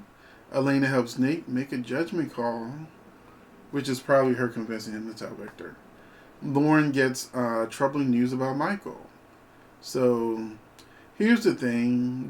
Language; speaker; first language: English; native; English